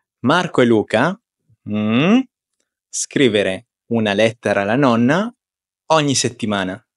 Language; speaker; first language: Italian; non-native, fluent; Spanish